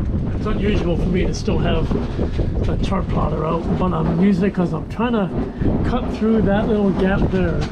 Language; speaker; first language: English; native; English